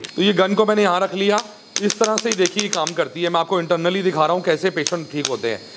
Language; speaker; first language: Hindi; native; Hindi